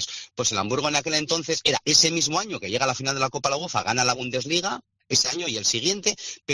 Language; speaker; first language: Spanish; native; Spanish